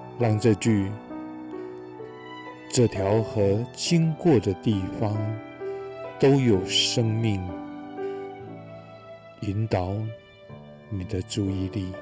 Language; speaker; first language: Chinese; native; Chinese